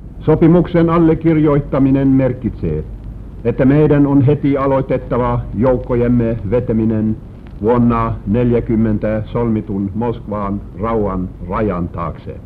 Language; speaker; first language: Finnish; non-native, local second language; Swedish